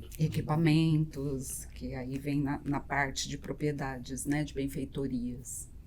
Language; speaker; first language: Portuguese; native; Portuguese